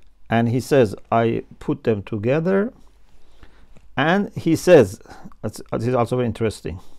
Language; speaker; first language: English; non-native, fluent; Persian